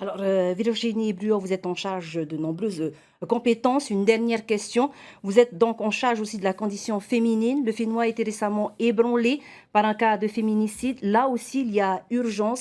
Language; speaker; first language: French; native; French